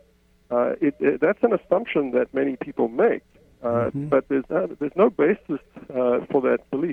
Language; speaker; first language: English; native; English